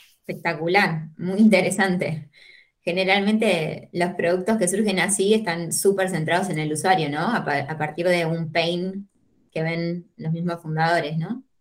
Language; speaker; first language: Spanish; native; Spanish